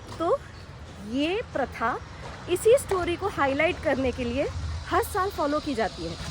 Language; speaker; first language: Hindi; non-native, local second language; Konkani